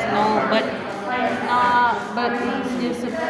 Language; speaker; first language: English; non-native, learner; Indonesian